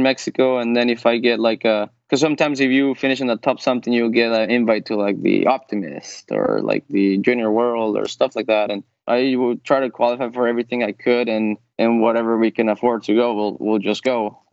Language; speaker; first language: English; non-native, fluent; Spanish